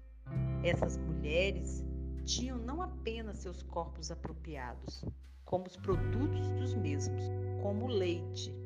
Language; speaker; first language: Portuguese; native; Portuguese